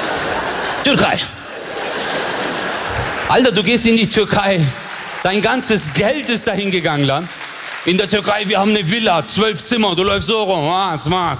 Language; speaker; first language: German; early bilingual, other home language; Turkish